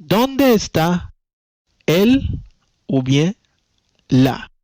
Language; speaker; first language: Spanish; non-native, fluent; Haitian Creole